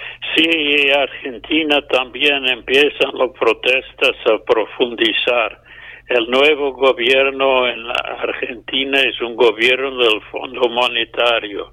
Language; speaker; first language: Spanish; non-native, fluent; English